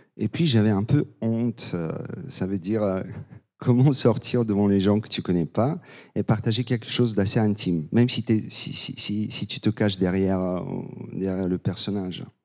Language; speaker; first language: French; non-native, fluent; Bulgarian